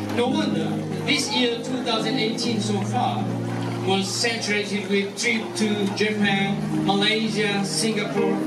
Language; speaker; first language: English; non-native, fluent; Korean